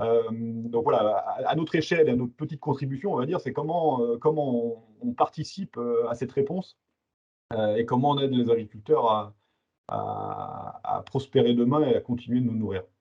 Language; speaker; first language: French; native; French